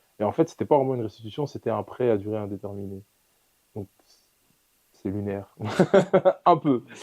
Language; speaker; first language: French; early bilingual, other home language; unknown